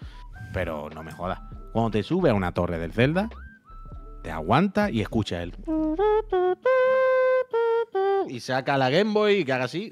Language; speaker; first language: Spanish; native; Spanish